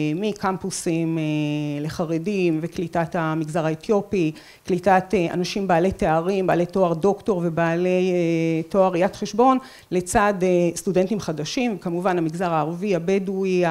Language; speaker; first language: Hebrew; native; Hebrew